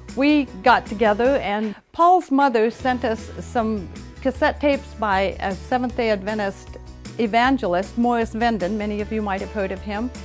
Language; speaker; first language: English; native; English